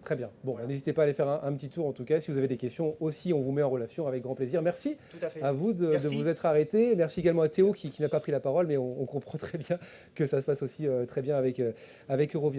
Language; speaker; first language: French; native; French